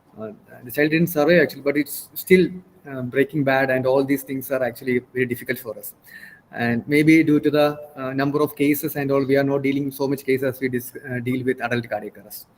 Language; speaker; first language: English; non-native, local second language; Malayalam